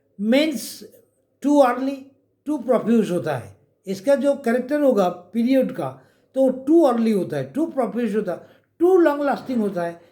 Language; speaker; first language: Hindi; non-native, local second language; Bangla